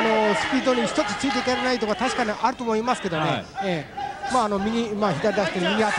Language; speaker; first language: Japanese; native; Japanese